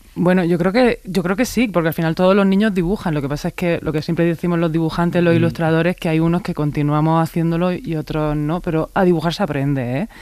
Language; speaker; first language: Spanish; native; Spanish